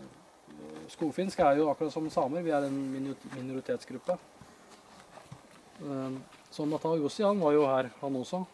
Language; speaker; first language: Norwegian; native; Norwegian